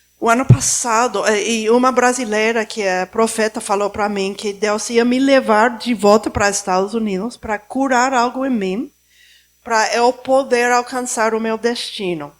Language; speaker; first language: Portuguese; non-native, fluent; Spanish